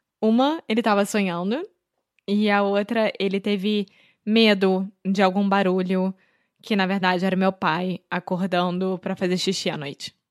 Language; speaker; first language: Portuguese; native; Portuguese